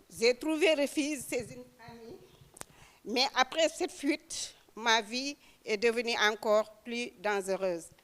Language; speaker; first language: French; non-native, local second language; Wolof